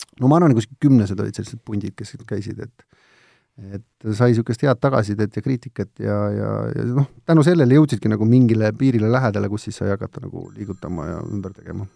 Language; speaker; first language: Estonian; native; Estonian